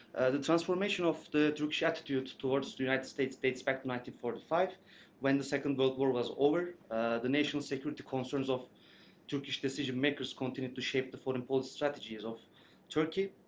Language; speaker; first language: English; non-native, fluent; Turkish